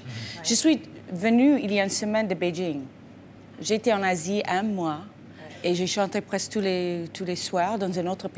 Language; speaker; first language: French; non-native, fluent; English